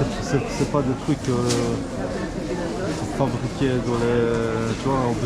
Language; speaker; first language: French; early bilingual, other home language; Polish